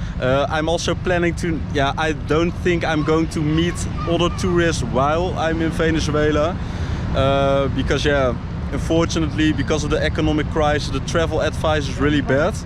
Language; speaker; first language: English; non-native, fluent; Dutch